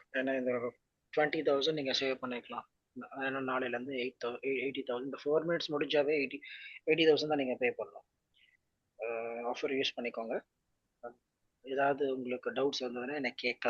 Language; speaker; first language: Tamil; native; Tamil